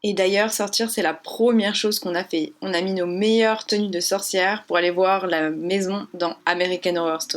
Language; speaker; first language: French; native; French